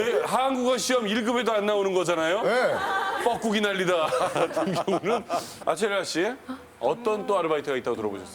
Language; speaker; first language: Korean; native; Korean